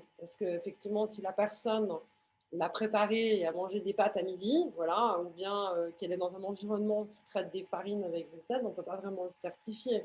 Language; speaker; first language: French; native; French